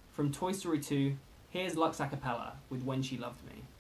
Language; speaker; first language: English; native; English